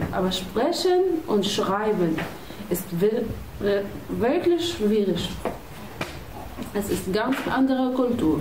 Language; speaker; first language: German; non-native, learner; Arabic